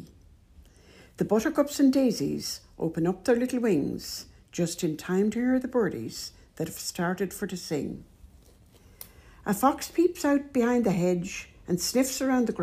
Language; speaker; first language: English; native; English